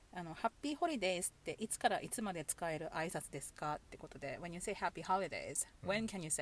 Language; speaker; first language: Japanese; native; Japanese